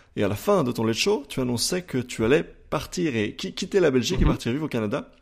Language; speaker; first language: French; native; French